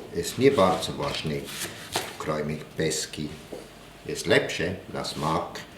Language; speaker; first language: Polish; non-native, learner; German